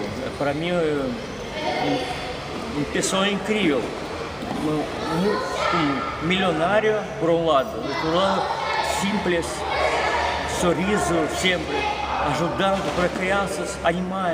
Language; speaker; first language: Portuguese; non-native, learner; Russian